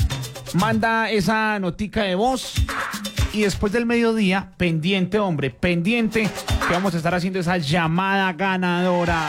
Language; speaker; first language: Spanish; native; Spanish